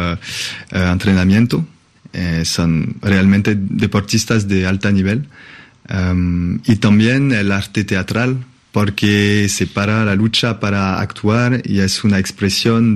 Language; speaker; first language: Spanish; non-native, fluent; French